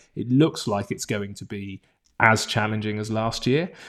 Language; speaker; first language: English; native; English